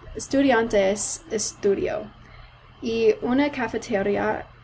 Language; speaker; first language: Spanish; non-native, learner; English